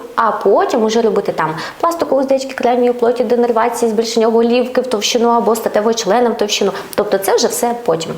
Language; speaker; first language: Ukrainian; native; Ukrainian